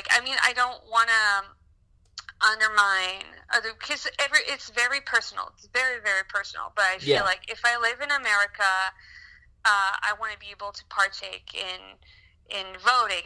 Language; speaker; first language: English; non-native, fluent; French